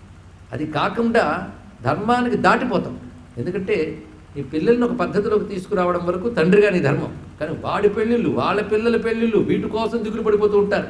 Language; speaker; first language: Telugu; native; Telugu